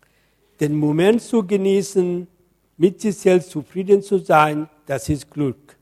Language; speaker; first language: German; non-native, fluent; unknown